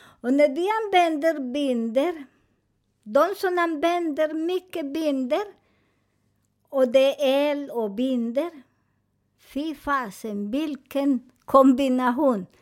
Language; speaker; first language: Swedish; non-native, fluent; Spanish